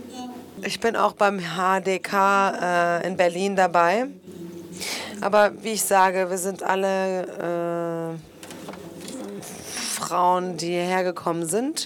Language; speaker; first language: German; non-native, fluent; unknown